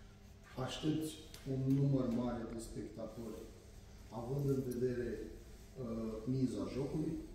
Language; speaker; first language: Romanian; native; Romanian